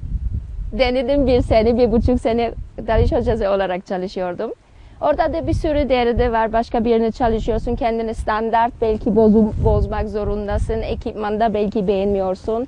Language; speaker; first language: Turkish; non-native, learner; German